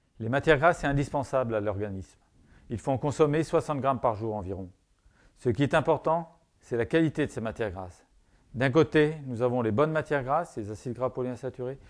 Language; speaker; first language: French; native; French